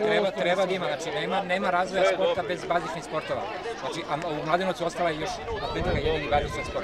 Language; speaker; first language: Serbian; native; Serbian